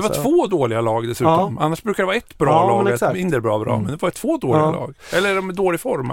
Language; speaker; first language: Swedish; native; Swedish